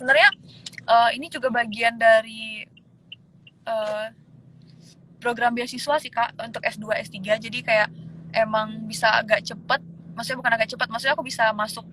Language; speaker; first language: Indonesian; native; Indonesian